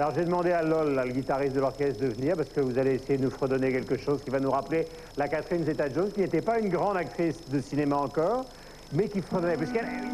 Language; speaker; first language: French; native; French